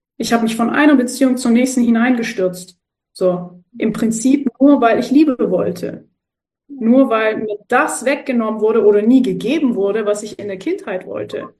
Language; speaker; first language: German; early bilingual, other home language; Turkish